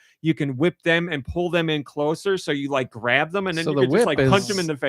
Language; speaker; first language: English; native; English